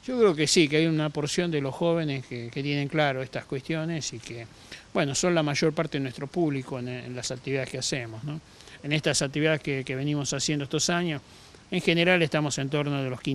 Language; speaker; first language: Spanish; native; Spanish